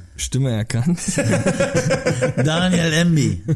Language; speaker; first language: German; early bilingual, other home language; Turkish